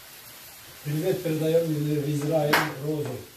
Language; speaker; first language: Russian; non-native, learner; Azerbaijani